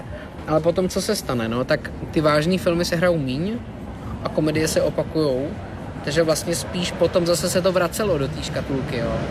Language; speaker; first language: Czech; native; Czech